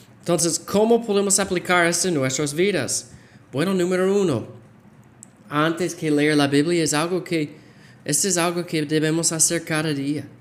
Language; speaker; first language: Spanish; non-native, fluent; English